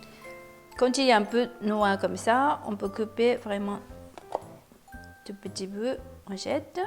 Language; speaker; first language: French; non-native, fluent; Japanese